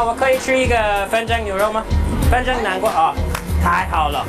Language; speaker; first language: Chinese; non-native, fluent; English